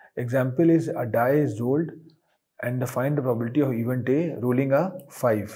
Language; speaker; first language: English; non-native, local second language; Hindi